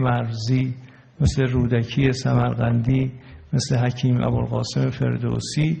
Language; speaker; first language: Persian; native; Persian